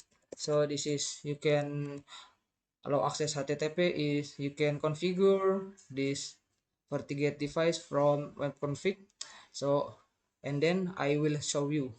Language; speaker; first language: English; non-native, learner; Indonesian